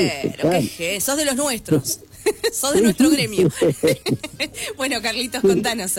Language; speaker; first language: Spanish; native; Spanish